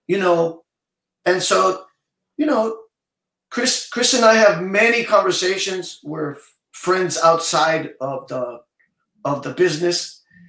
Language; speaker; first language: English; early bilingual, other home language; Spanish